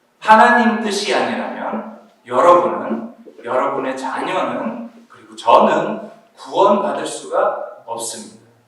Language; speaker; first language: Korean; early bilingual, heritage; Korean